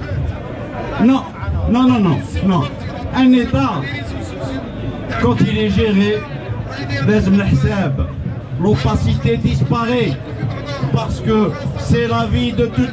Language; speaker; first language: French; non-native, local second language; Arabic